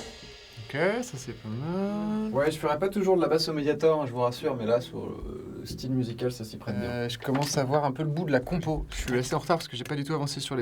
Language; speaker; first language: French; native; French